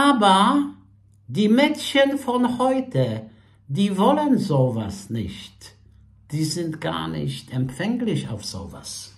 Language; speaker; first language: German; non-native, fluent; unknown